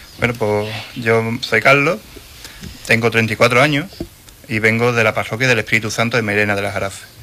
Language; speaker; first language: Spanish; native; Spanish